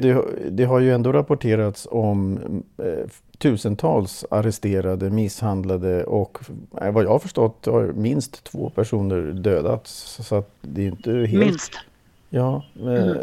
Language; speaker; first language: Swedish; native; Swedish